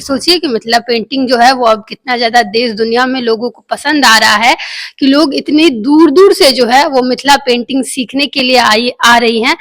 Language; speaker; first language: Hindi; native; Hindi